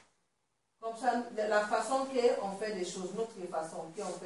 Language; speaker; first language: French; non-native, learner; Swahili